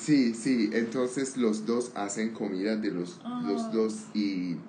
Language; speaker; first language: Spanish; non-native, learner; Armenian